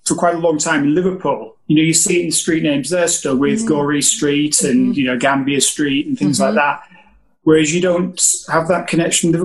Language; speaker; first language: English; native; English